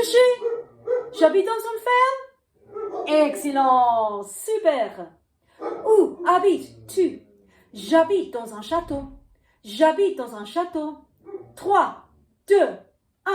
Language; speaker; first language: French; non-native, fluent; English